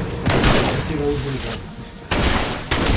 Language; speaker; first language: French; native; French